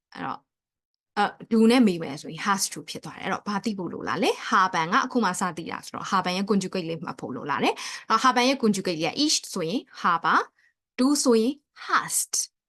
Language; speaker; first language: Burmese; native; Burmese